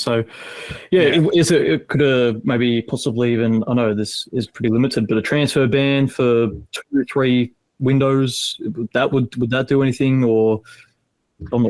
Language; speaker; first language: English; native; English